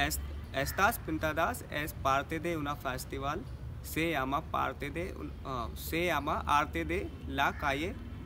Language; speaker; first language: Spanish; non-native, learner; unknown